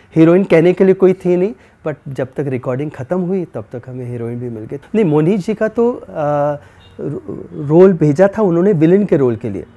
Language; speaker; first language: Hindi; native; Hindi